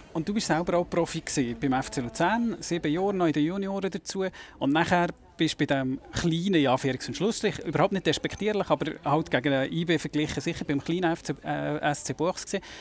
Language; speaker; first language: German; native; German